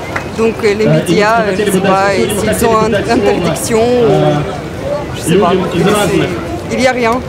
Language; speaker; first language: French; non-native, fluent; Russian